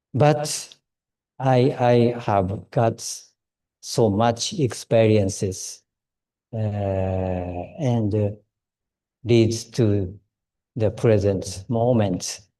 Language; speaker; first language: English; non-native, fluent; Japanese